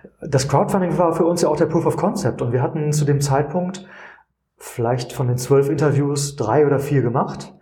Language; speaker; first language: German; native; German